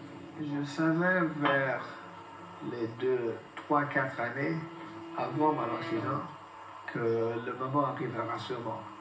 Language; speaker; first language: French; non-native, fluent; English